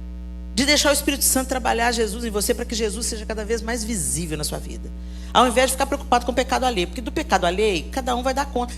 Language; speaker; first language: Portuguese; native; Portuguese